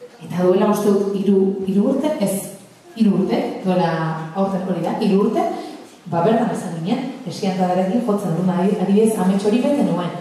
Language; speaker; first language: Basque; native; Basque